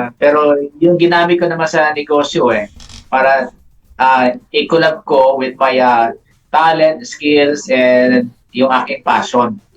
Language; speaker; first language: Filipino; non-native, local second language; Bikol